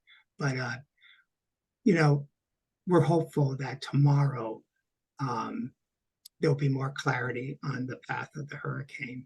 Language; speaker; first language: English; native; English